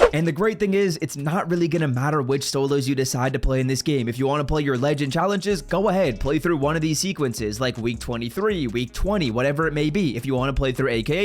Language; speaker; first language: English; native; English